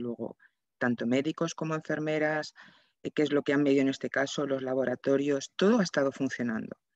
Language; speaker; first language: Spanish; native; Spanish